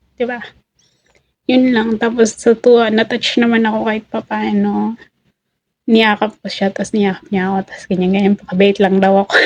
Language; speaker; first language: Filipino; native; Filipino